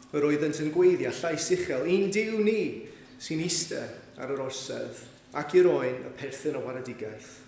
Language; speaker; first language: Welsh; native; Welsh